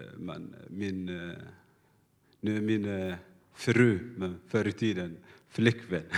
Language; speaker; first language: Swedish; non-native, learner; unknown